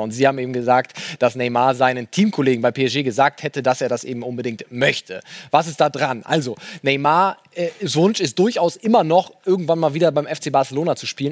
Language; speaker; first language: German; native; German